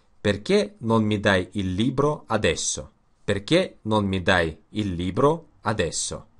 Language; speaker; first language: Italian; non-native, learner; Russian